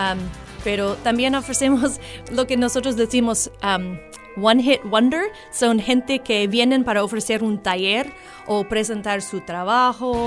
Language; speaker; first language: Spanish; non-native, fluent; English